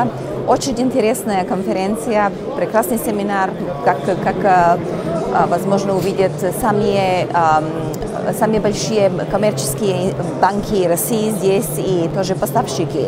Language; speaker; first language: Russian; non-native, learner; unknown